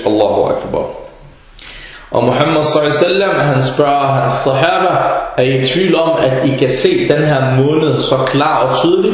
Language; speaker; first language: Danish; early bilingual, other home language; Arabic